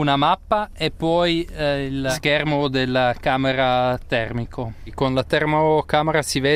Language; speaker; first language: Italian; non-native, local second language; German